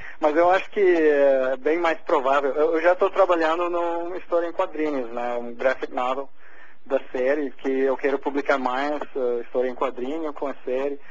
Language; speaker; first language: Portuguese; non-native, fluent; English